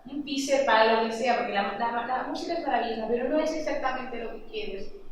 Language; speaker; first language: Spanish; non-native, local second language; Catalan